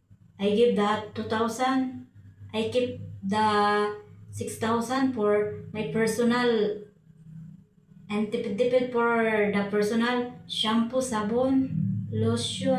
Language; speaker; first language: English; non-native, local second language; Filipino